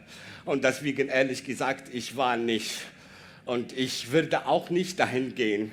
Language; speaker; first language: German; non-native, learner; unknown